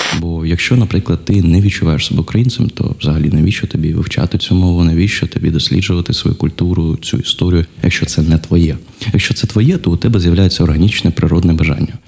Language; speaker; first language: Ukrainian; non-native, local second language; Russian